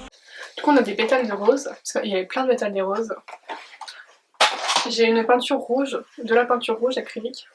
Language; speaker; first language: French; native; French